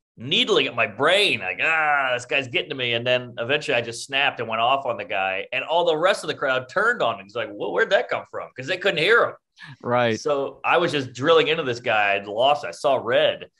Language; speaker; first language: English; native; English